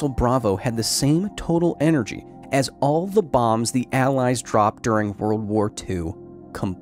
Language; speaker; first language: English; native; English